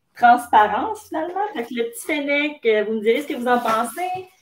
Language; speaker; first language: French; native; French